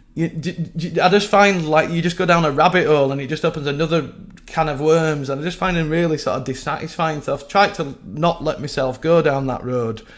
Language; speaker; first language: English; native; English